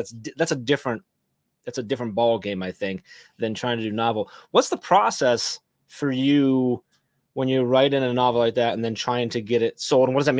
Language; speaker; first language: English; native; English